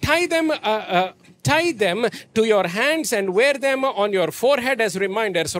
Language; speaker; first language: English; non-native, local second language; Telugu